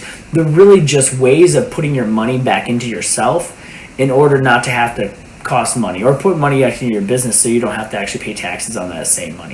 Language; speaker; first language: English; native; English